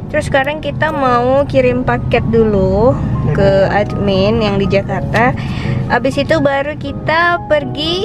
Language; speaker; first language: Indonesian; native; Indonesian